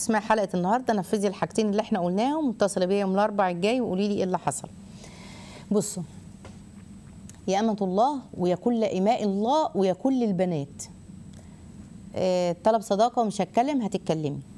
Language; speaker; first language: Arabic; native; Arabic